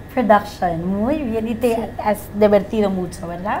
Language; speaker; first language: Spanish; non-native, fluent; Filipino